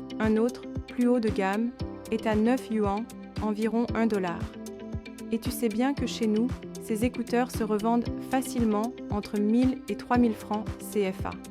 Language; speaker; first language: French; non-native, fluent; Chinese